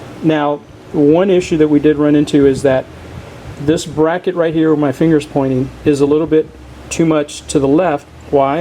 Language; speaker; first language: English; native; English